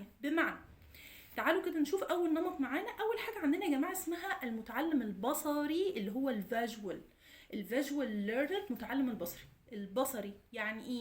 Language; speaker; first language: Arabic; native; Arabic